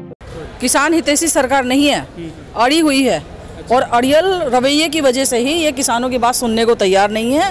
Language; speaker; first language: Hindi; native; Hindi